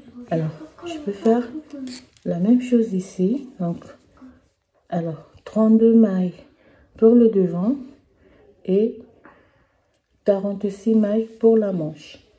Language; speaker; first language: French; native; French